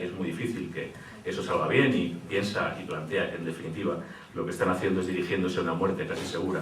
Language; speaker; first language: Spanish; native; Spanish